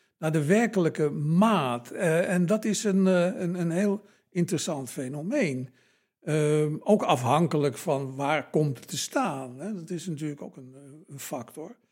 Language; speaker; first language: Dutch; native; Dutch